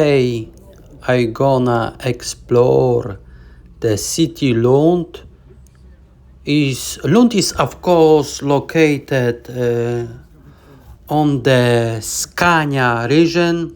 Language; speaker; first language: English; non-native, learner; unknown